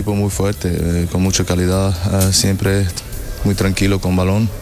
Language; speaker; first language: Spanish; non-native, learner; German